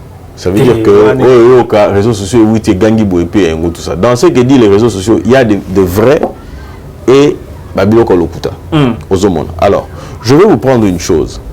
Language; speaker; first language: French; non-native, local second language; Lingala